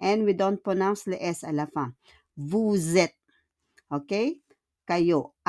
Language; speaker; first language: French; non-native, fluent; Filipino